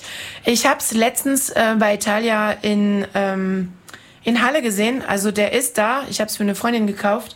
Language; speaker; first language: German; non-native, fluent; French